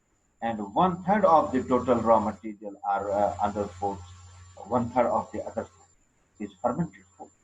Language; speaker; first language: English; non-native, local second language; Urdu